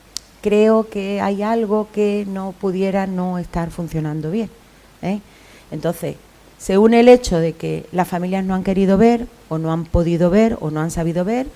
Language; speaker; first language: Spanish; native; Spanish